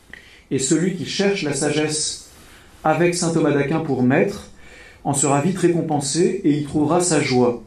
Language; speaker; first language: French; native; French